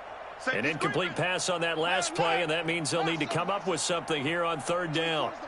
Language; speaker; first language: English; native; English